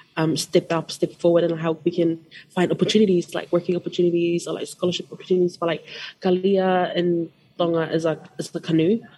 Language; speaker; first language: English; non-native, fluent; Tongan